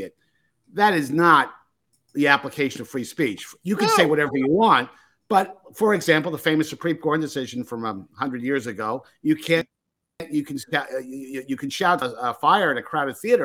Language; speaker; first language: English; native; English